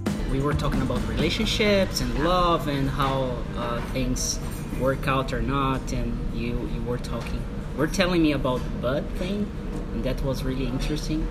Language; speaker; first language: English; non-native, fluent; Portuguese